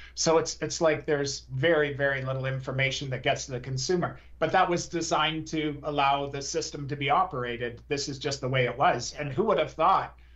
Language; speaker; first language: English; native; English